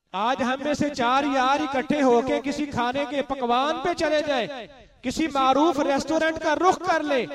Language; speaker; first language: Urdu; non-native, local second language; Punjabi